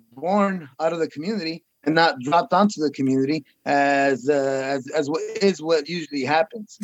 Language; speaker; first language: English; native; English